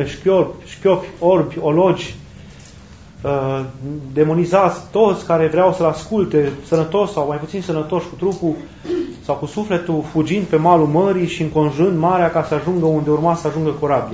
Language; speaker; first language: Romanian; native; Romanian